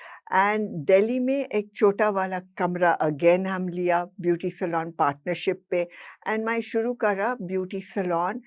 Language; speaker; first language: Hindi; non-native, local second language; English